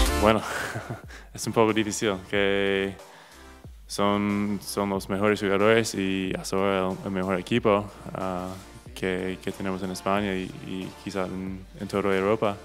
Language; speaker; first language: Spanish; non-native, fluent; English